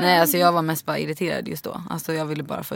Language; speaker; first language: Swedish; native; Swedish